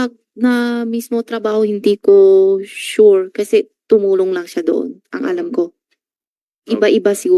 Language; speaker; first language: Filipino; non-native, learner; Chinese